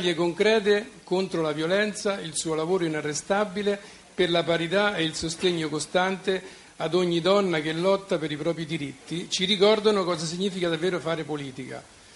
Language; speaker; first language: Italian; native; Italian